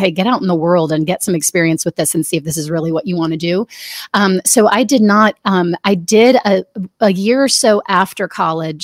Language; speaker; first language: English; native; English